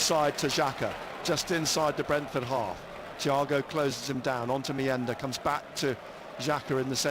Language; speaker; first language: English; native; English